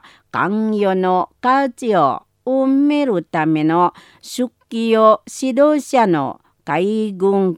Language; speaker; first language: Japanese; non-native, learner; Indonesian